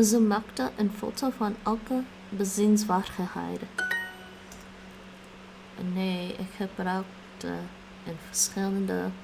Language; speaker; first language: Dutch; non-native, learner; English